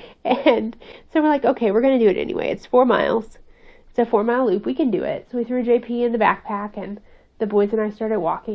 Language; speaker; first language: English; native; English